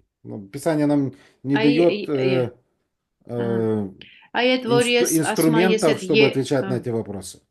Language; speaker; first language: Russian; native; Russian